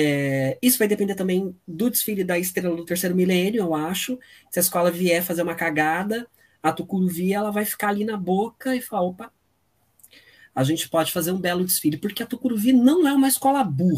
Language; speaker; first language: Portuguese; native; Portuguese